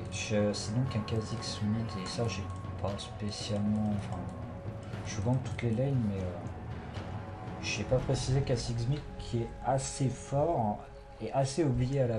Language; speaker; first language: French; native; French